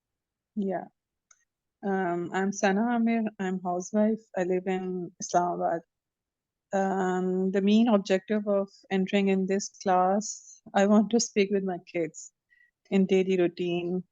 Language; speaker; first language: English; non-native, learner; Urdu